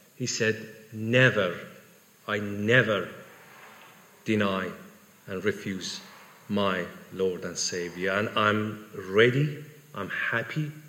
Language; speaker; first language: English; non-native, fluent; Persian